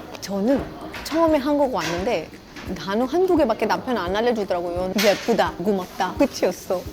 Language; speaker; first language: Korean; non-native, fluent; Hindi